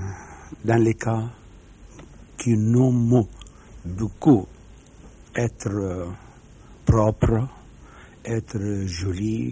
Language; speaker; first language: French; non-native, learner; Arabic